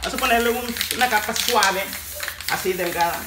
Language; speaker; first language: Spanish; native; Spanish